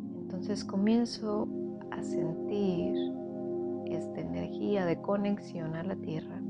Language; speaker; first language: Spanish; native; Spanish